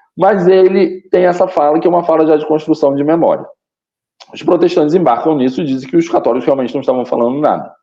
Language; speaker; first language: Portuguese; native; Portuguese